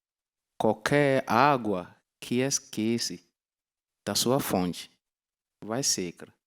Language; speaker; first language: Portuguese; non-native, learner; Yoruba